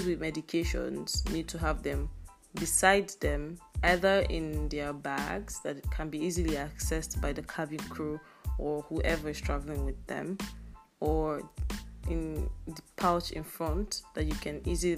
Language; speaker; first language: English; non-native, local second language; Yoruba